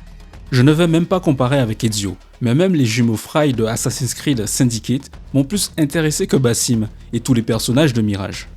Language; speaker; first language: French; native; French